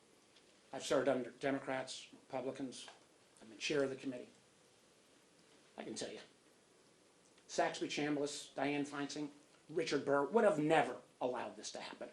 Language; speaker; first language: English; native; English